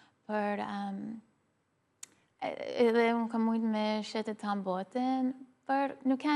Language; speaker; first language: Albanian; early bilingual, heritage; Albanian